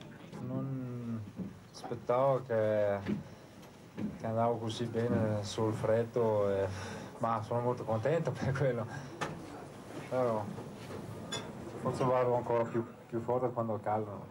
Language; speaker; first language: Italian; non-native, fluent; Danish